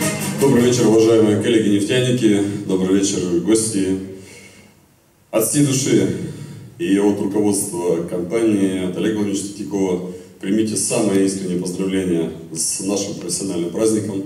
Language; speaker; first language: Russian; native; Russian